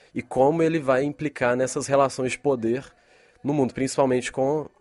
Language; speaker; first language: Portuguese; native; Portuguese